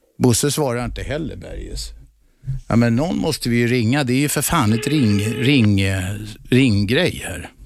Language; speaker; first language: Swedish; native; Swedish